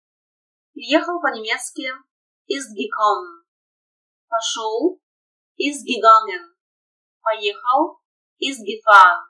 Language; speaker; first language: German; non-native, fluent; Russian